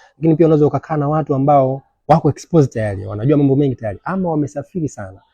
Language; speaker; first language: Swahili; native; Swahili